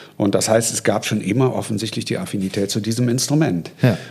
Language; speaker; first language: German; native; German